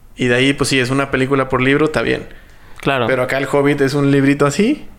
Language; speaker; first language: Spanish; native; Spanish